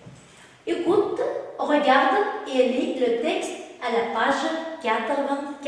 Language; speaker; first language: French; non-native, learner; Uzbek